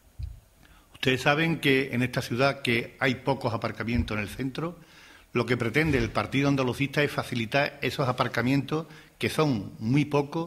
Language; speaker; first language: Spanish; native; Spanish